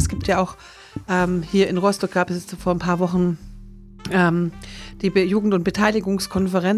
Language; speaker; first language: German; native; German